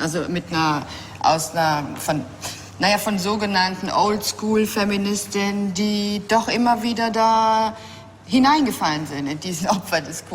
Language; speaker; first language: German; native; German